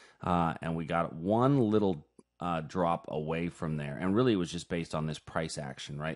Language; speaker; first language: English; native; English